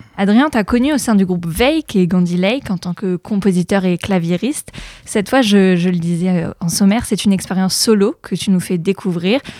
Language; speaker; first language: French; native; French